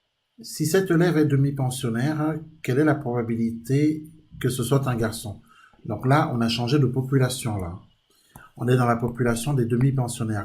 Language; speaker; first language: French; native; French